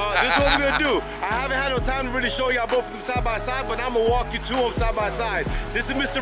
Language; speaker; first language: English; native; English